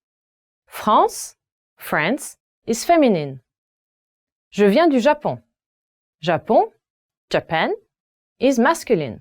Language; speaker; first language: French; native; French